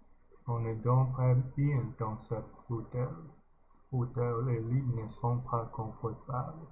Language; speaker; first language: French; non-native, learner; English